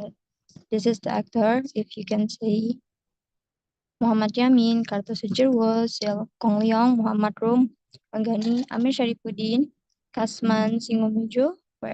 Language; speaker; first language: English; non-native, learner; Indonesian